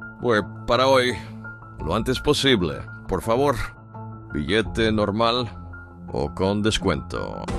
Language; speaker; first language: Spanish; non-native, fluent; Polish